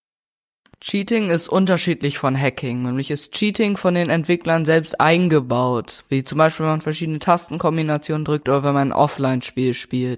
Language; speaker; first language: German; native; German